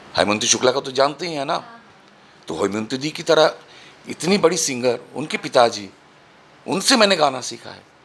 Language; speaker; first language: Hindi; non-native, local second language; Bangla